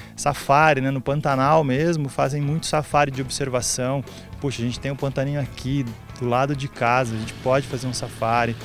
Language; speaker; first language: Portuguese; native; Portuguese